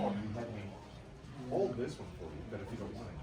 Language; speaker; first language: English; non-native, learner; Ukrainian